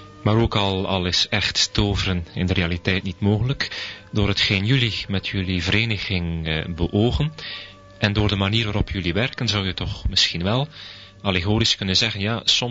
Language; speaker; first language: Dutch; native; Dutch